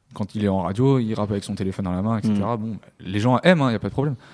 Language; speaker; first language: French; native; French